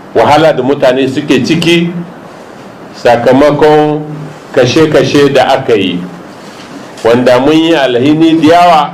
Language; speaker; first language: Hausa; non-native, local second language; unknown